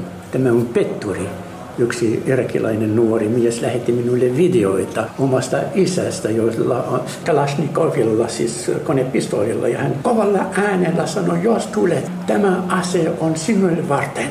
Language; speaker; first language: Finnish; non-native, learner; Arabic